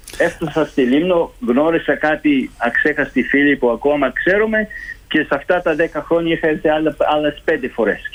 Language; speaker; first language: Greek; early bilingual, heritage; Greek